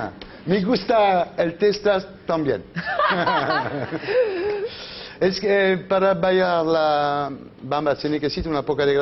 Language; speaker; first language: Spanish; non-native, learner; French